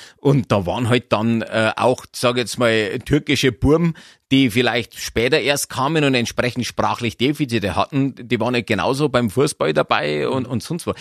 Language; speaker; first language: German; native; German